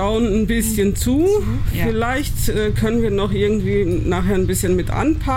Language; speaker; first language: German; native; German